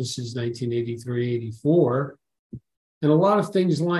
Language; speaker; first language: English; native; English